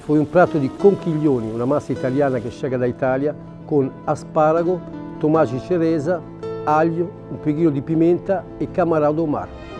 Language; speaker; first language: Portuguese; non-native, learner; Italian